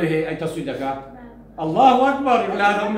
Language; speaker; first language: Arabic; non-native, local second language; Central Kurdish